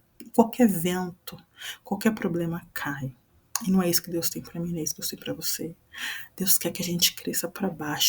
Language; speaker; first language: Portuguese; native; Portuguese